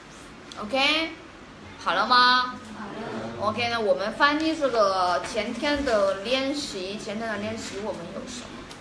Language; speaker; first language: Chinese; non-native, fluent; Vietnamese